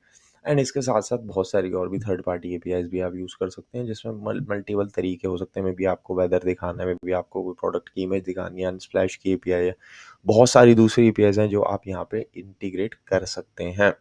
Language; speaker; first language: Hindi; native; Hindi